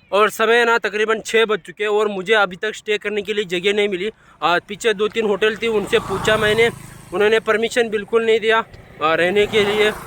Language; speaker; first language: Hindi; non-native, local second language; Kannada